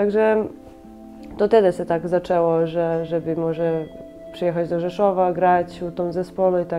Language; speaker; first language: Polish; non-native, fluent; Serbian